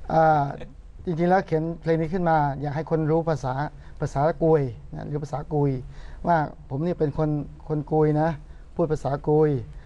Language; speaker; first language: Thai; non-native, local second language; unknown